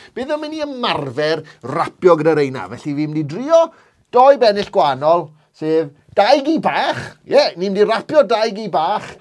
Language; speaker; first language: Welsh; native; Welsh